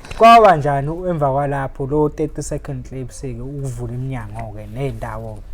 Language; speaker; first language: Zulu; native; Zulu